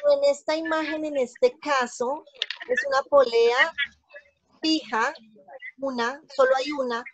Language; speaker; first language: Spanish; native; Spanish